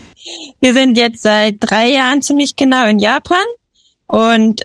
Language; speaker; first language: German; early bilingual, heritage; German